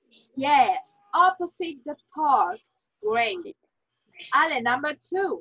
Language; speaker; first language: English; non-native, fluent; Spanish